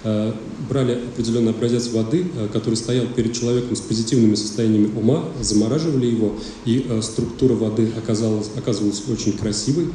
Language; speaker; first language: Russian; native; Russian